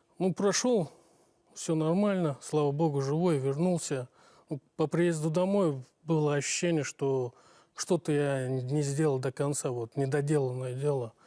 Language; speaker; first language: Russian; native; Russian